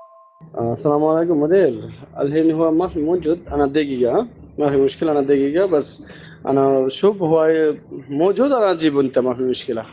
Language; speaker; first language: Arabic; non-native, learner; Bangla